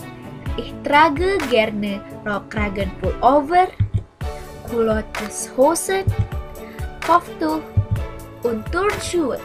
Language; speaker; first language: German; non-native, learner; Indonesian